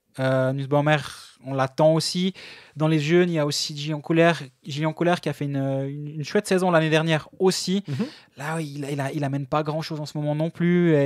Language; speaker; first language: French; native; French